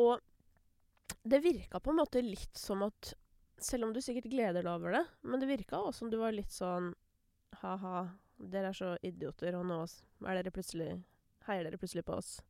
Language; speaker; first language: Norwegian; native; Norwegian